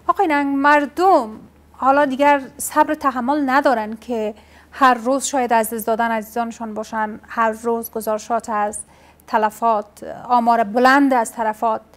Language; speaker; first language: Persian; native; Persian